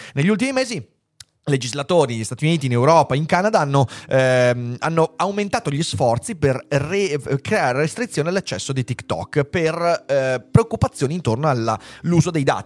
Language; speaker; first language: Italian; native; Italian